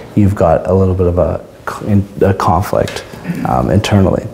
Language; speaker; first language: English; native; English